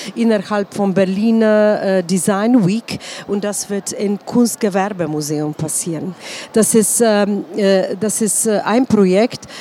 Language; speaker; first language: German; non-native, fluent; Slovenian